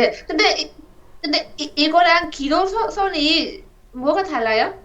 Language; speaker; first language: Korean; non-native, learner; Vietnamese